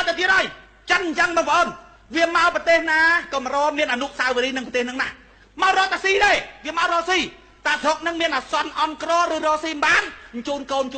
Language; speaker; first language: Khmer; native; Khmer